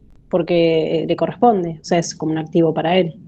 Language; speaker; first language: Spanish; native; Spanish